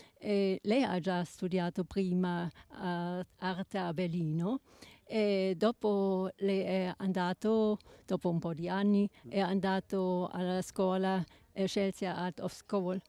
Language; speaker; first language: Italian; non-native, learner; German